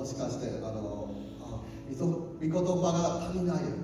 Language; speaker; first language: Japanese; non-native, learner; Cantonese